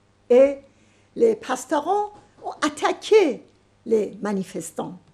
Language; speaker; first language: French; non-native, fluent; Persian